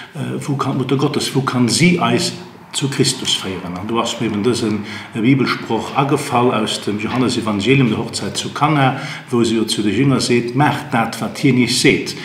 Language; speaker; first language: Luxembourgish; native; Luxembourgish